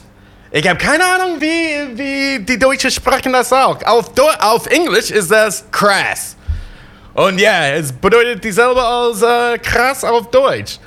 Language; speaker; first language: German; non-native, learner; English